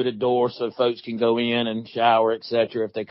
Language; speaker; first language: English; native; English